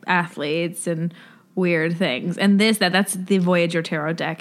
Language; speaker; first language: English; native; English